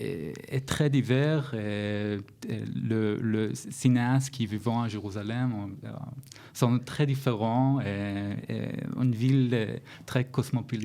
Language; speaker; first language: French; non-native, learner; Hebrew